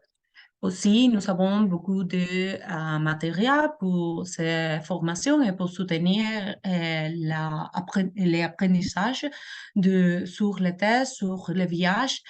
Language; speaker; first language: French; non-native, learner; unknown